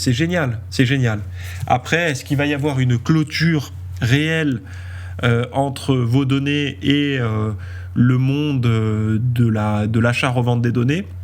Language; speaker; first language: French; native; French